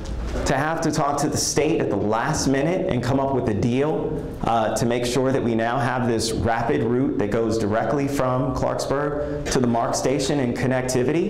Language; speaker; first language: English; native; English